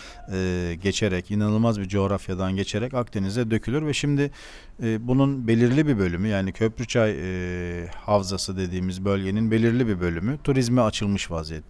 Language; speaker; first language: Turkish; native; Turkish